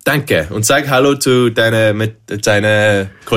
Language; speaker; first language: German; non-native, learner; English